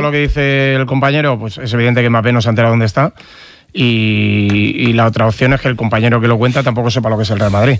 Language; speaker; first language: Spanish; native; Spanish